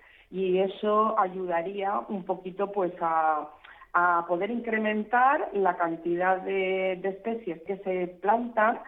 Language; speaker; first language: Spanish; native; Spanish